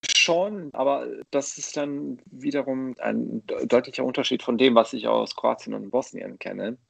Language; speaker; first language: German; non-native, fluent; Bosnian